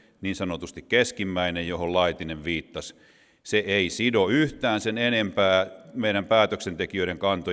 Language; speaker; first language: Finnish; native; Finnish